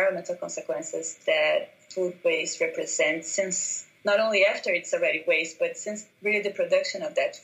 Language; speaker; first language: English; non-native, fluent; Portuguese